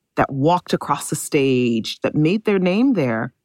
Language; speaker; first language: English; native; English